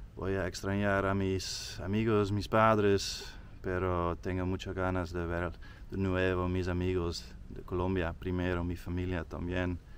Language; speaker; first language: Spanish; non-native, learner; Dutch